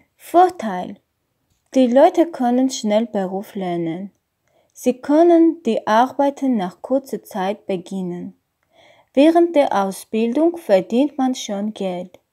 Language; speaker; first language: German; non-native, learner; Armenian